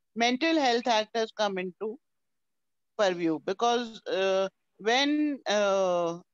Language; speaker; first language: English; non-native, local second language; Hindi